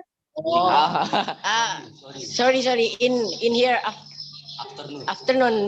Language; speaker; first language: English; non-native, learner; Indonesian